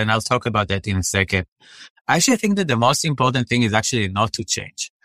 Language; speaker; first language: English; non-native, fluent; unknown